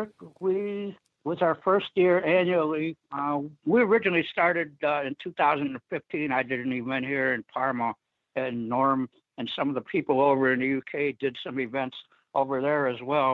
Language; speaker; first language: English; native; English